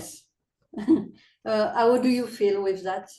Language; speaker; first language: English; non-native, learner; French